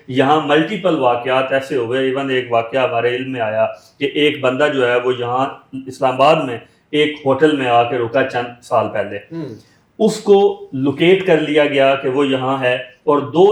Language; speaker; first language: Urdu; native; Urdu